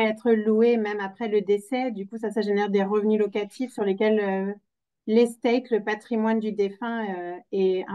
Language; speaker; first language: French; native; French